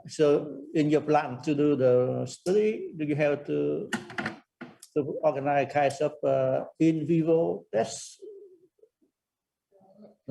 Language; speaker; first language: English; non-native, fluent; Vietnamese